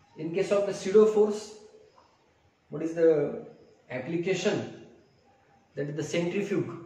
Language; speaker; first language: English; non-native, local second language; Marathi